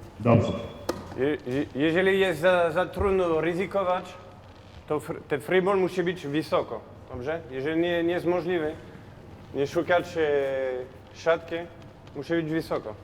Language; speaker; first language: Polish; non-native, learner; French